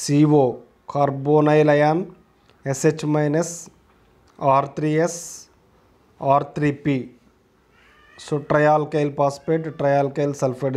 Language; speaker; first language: English; non-native, local second language; Telugu